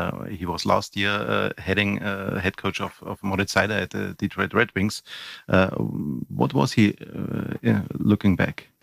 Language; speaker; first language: English; non-native, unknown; German